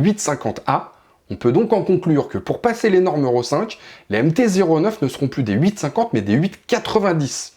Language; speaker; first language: French; native; French